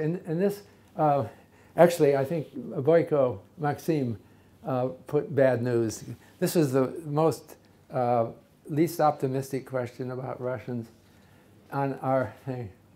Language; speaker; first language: English; native; English